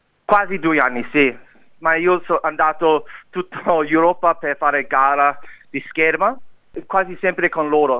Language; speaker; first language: Italian; non-native, learner; English